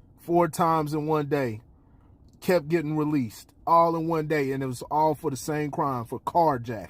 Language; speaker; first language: English; native; English